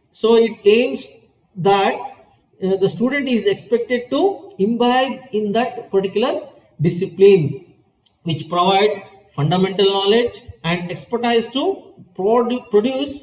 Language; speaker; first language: English; non-native, local second language; Kannada